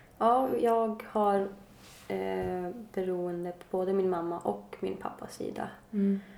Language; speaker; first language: Swedish; native; Swedish